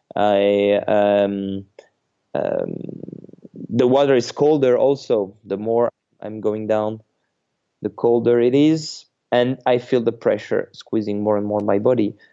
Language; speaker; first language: English; non-native, fluent; French